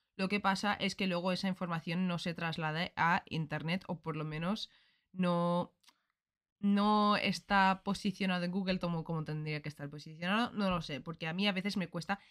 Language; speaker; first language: Spanish; early bilingual, other home language; English